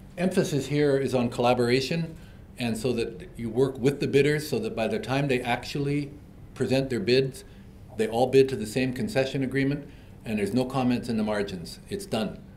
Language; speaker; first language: English; native; English